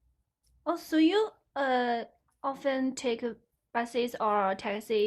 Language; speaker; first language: English; non-native, learner; Chinese